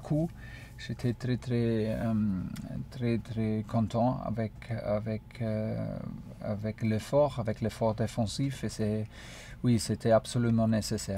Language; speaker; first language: French; non-native, fluent; German